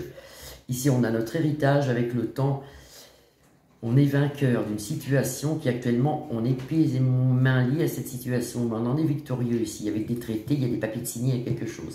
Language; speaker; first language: French; native; French